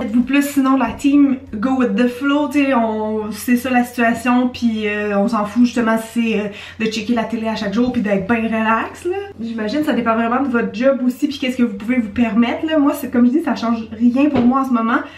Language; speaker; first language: French; native; French